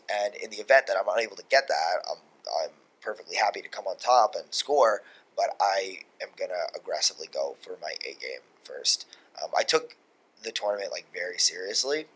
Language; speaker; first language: English; native; English